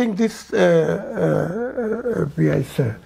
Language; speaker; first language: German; non-native, learner; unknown